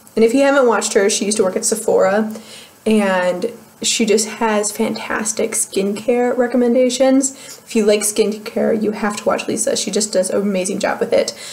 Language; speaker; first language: English; native; English